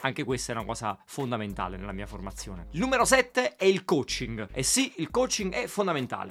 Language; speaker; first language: Italian; native; Italian